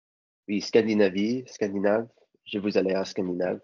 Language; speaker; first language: French; non-native, learner; English